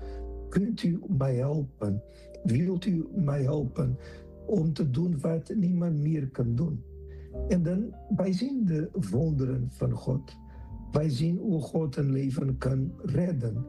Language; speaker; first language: Dutch; non-native, fluent; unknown